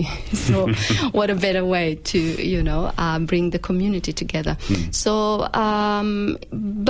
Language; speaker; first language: English; non-native, local second language; Somali